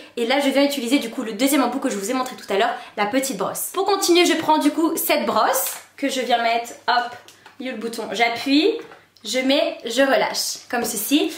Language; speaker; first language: French; native; French